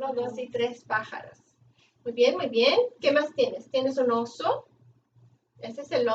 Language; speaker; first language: Spanish; non-native, fluent; English